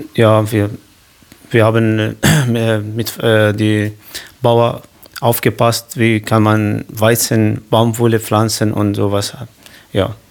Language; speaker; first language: German; non-native, learner; Kurdish